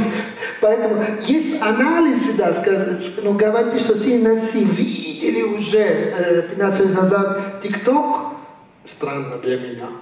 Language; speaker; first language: Russian; non-native, fluent; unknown